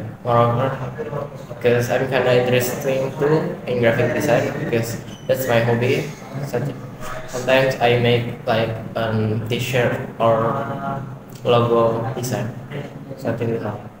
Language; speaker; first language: English; non-native, fluent; Indonesian